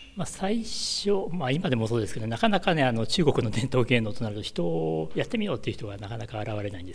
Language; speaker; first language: Japanese; native; Japanese